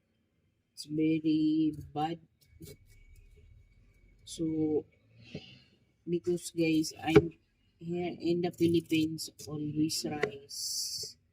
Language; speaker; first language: English; non-native, learner; Filipino